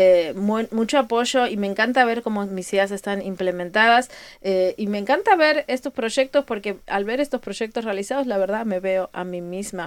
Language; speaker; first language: Spanish; native; Spanish